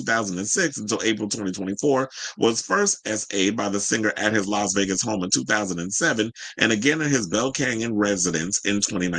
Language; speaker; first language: English; native; English